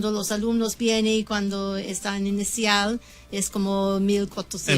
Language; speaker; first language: Spanish; non-native, learner; English